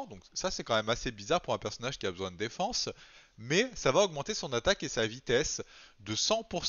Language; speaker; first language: French; native; French